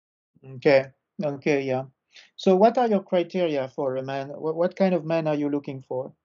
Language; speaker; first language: English; non-native, fluent; French